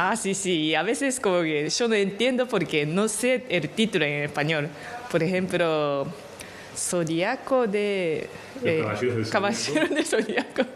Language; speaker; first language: Spanish; non-native, fluent; Japanese